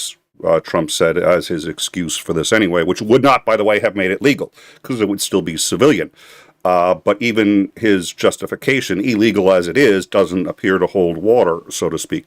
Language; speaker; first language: English; native; English